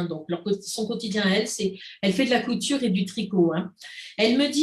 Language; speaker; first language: French; native; French